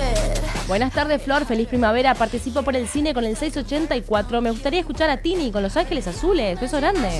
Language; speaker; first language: Spanish; native; Spanish